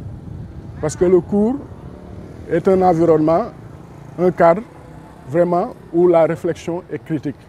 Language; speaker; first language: French; non-native, local second language; Wolof